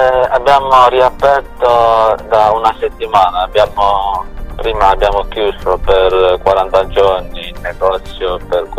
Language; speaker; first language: Italian; non-native, learner; Chinese